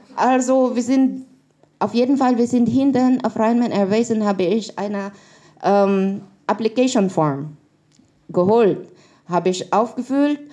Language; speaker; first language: German; non-native, learner; Filipino